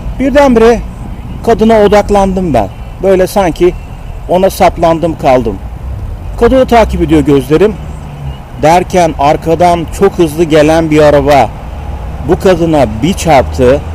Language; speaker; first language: Turkish; native; Turkish